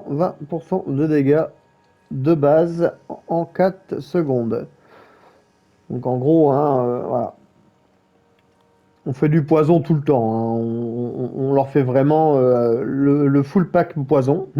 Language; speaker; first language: French; native; French